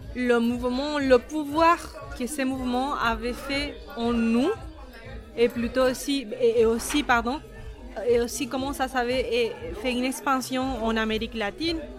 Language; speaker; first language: French; non-native, fluent; Spanish